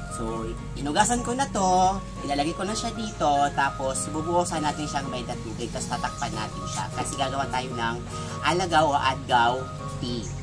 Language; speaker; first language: Filipino; non-native, local second language; Bikol